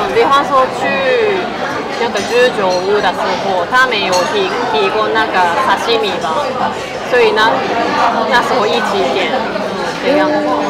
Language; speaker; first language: Chinese; non-native, fluent; Japanese